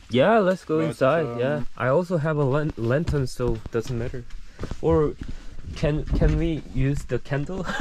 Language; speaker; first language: English; non-native, learner; Korean